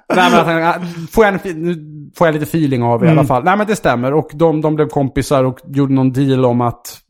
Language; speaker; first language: Swedish; native; Swedish